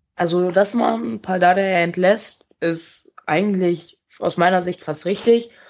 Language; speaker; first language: German; native; German